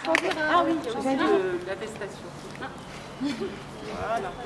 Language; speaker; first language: French; native; French